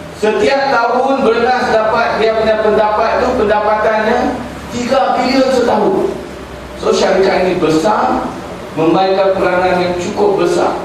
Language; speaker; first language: Malay; non-native, local second language; Chinese